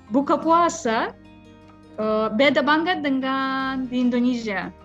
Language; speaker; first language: Indonesian; non-native, fluent; Russian